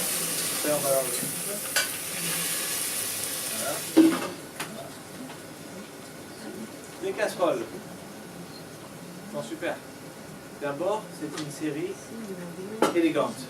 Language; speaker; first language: French; native; French